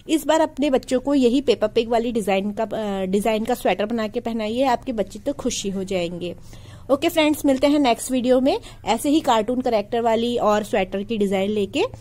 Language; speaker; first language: Hindi; native; Hindi